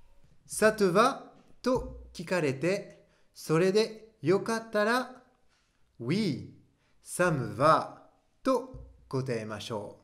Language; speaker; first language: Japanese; non-native, fluent; French